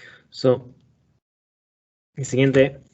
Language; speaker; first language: Spanish; non-native, learner; English